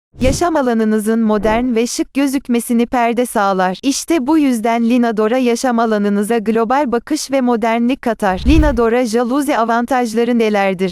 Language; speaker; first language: Turkish; native; Turkish